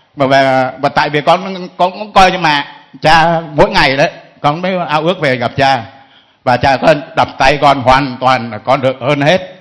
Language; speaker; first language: Vietnamese; native; Vietnamese